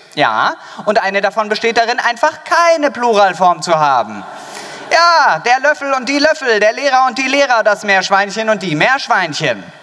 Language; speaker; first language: German; native; German